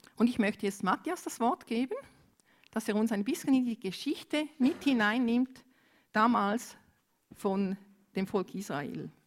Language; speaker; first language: German; non-native, fluent; Romanian